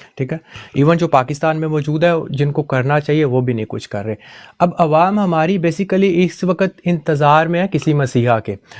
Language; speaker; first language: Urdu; non-native, local second language; Punjabi